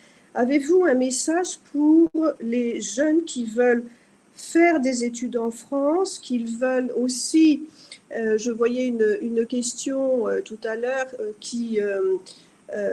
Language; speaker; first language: French; native; French